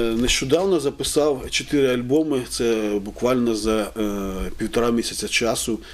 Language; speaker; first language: Ukrainian; native; Ukrainian